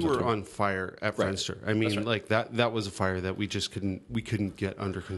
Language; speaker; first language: English; native; English